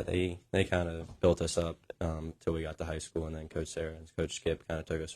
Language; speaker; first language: English; native; English